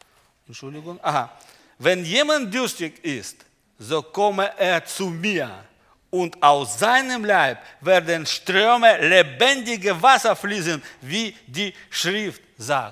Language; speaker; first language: German; non-native, learner; Russian